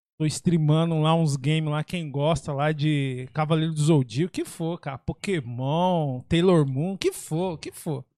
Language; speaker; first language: Portuguese; native; Portuguese